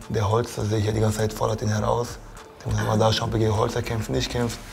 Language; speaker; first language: German; non-native, fluent; Portuguese